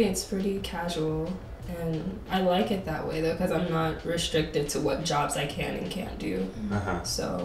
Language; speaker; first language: English; non-native, fluent; Japanese